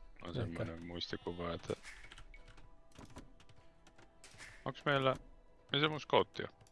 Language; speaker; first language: Finnish; native; Finnish